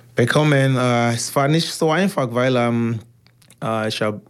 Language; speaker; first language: German; non-native, learner; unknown